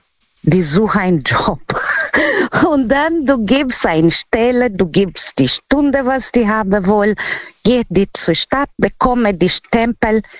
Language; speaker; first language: German; non-native, learner; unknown